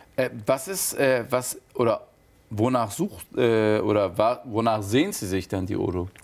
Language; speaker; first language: German; early bilingual, other home language; Turkish